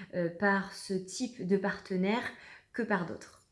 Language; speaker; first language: French; native; French